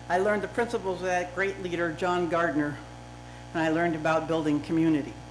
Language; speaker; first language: English; native; English